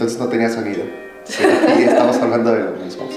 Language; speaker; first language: Spanish; native; Spanish